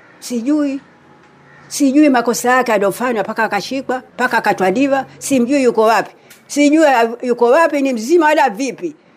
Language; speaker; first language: Swahili; native; Swahili